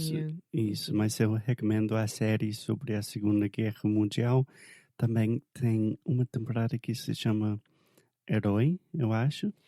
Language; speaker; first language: Portuguese; non-native, fluent; English